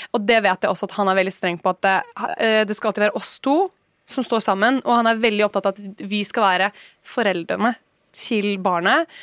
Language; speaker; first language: Norwegian; native; Norwegian